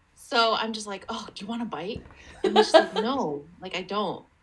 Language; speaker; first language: English; early bilingual, other home language; Chinese